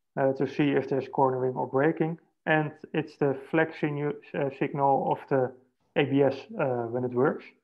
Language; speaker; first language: English; non-native, fluent; Dutch